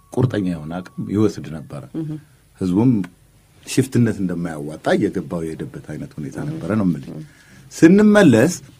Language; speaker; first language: Amharic; non-native, local second language; Tigrinya